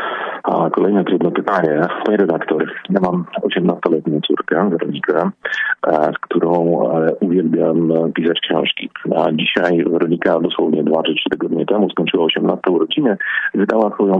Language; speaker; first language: Polish; native; Polish